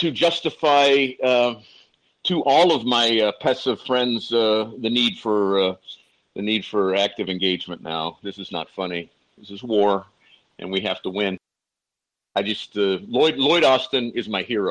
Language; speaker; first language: English; native; English